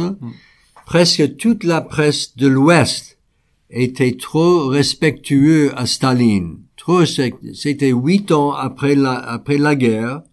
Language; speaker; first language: French; non-native, fluent; English